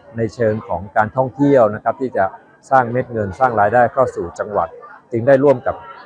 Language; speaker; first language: Thai; native; Thai